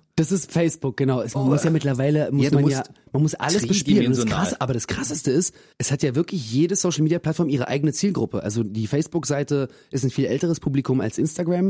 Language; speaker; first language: German; early bilingual, other home language; Russian